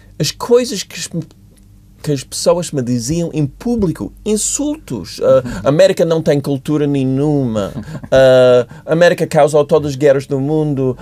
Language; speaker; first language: Portuguese; non-native, fluent; English